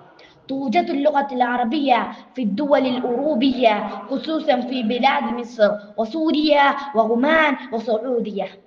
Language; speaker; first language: Arabic; non-native, learner; Malayalam